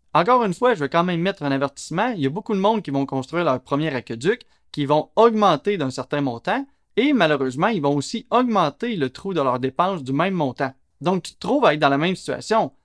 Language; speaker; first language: French; native; French